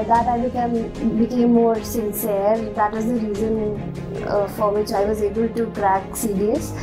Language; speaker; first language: English; non-native, local second language; Hindi